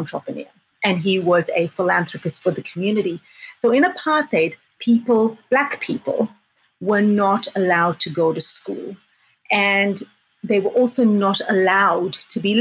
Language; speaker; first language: English; native; English